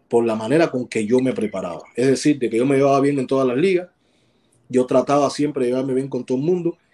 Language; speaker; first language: Spanish; native; Spanish